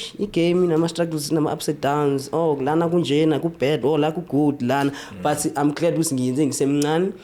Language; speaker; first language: Zulu; native; Zulu